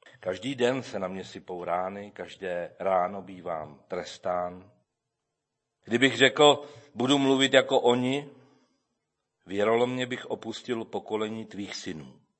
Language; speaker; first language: Czech; native; Czech